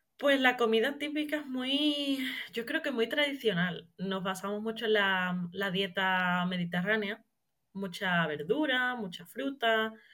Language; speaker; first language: Spanish; native; Spanish